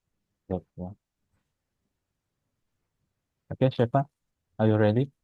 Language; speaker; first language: English; non-native, fluent; Indonesian